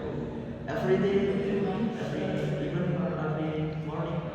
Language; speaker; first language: English; non-native, learner; Indonesian